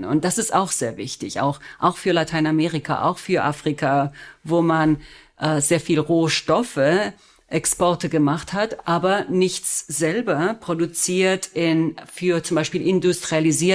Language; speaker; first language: German; early bilingual, other home language; Spanish